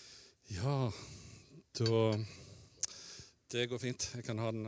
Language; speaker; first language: Norwegian; non-native, fluent; Swedish